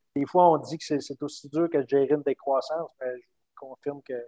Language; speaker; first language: French; native; French